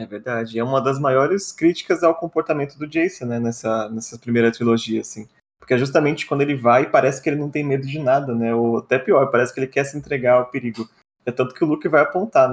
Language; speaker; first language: Portuguese; native; Portuguese